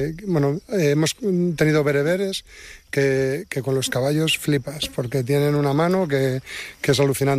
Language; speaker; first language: Spanish; native; Spanish